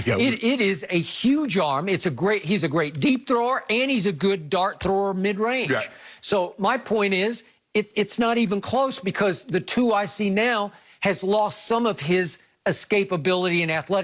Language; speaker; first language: English; native; English